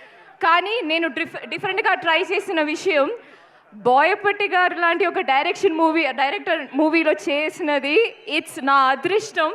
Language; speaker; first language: Telugu; non-native, learner; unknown